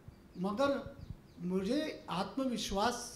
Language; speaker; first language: Hindi; native; Hindi